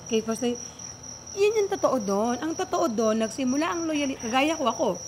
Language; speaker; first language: Filipino; native; Filipino